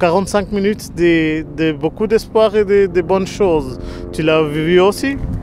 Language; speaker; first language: French; non-native, learner; German